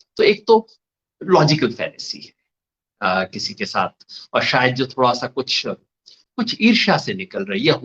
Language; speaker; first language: Hindi; native; Hindi